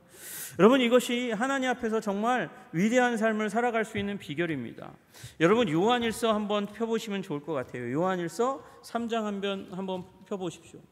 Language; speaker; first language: Korean; native; Korean